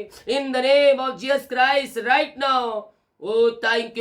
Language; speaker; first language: Hindi; native; Hindi